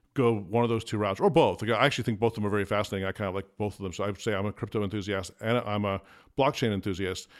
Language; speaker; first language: English; early bilingual, other home language; Afrikaans